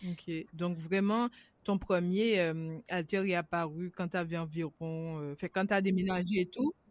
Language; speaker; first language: French; native; French